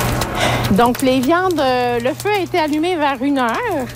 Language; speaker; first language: French; native; French